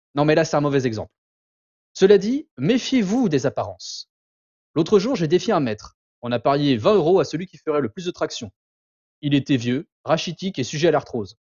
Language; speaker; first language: French; native; French